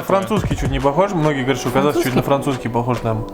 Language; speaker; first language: Russian; native; Russian